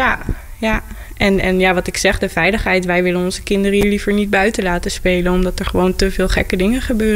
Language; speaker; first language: Dutch; native; Dutch